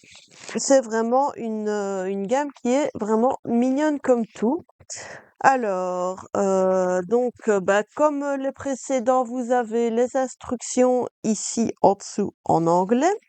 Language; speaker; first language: French; native; French